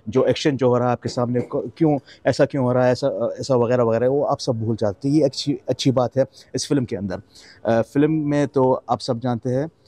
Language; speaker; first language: Hindi; non-native, fluent; Arabic